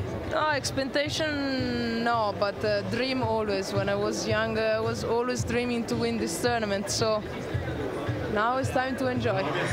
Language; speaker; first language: English; non-native, learner; Italian